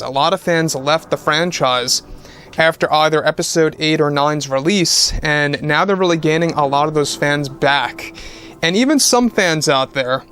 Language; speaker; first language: English; native; English